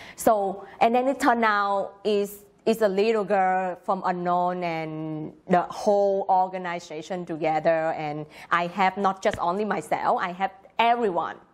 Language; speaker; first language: English; non-native, learner; Vietnamese